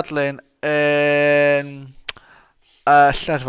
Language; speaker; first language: Welsh; non-native, local second language; English